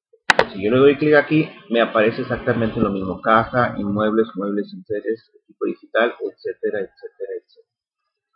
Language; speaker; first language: Spanish; native; Spanish